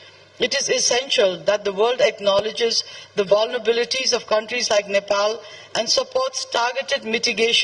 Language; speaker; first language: English; non-native, fluent; Nepali